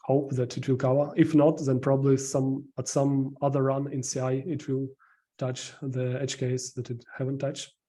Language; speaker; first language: English; non-native, fluent; Ukrainian